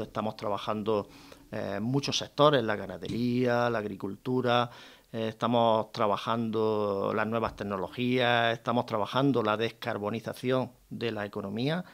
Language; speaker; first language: Spanish; native; Spanish